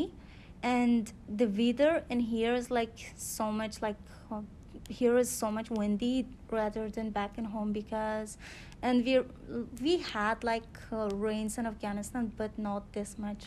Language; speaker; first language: English; non-native, fluent; Persian